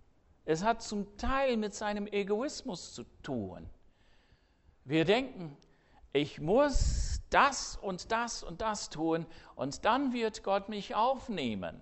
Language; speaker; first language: German; non-native, fluent; English